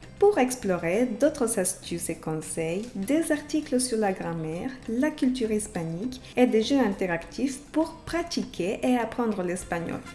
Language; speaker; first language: French; non-native, fluent; Spanish